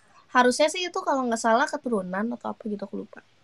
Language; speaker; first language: Indonesian; native; Indonesian